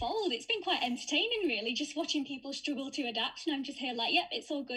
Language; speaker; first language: English; native; English